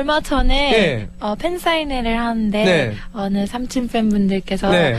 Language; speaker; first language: Korean; early bilingual, heritage; Korean